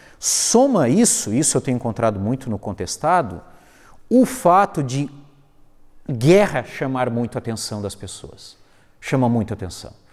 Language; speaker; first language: Portuguese; native; Portuguese